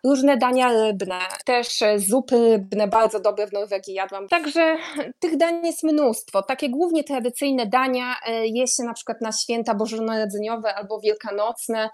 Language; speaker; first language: Polish; native; Polish